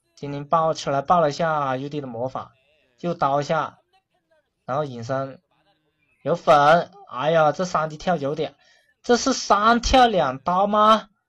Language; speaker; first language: Chinese; non-native, local second language; Cantonese